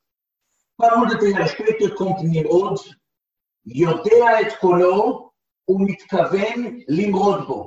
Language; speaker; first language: German; non-native, learner; Hebrew